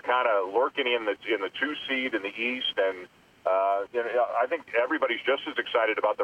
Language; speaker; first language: English; native; English